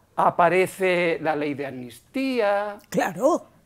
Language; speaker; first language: Spanish; native; Spanish